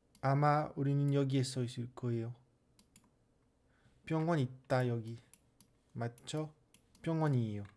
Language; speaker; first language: Korean; non-native, learner; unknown